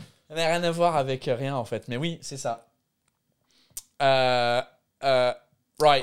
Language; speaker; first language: French; non-native, fluent; English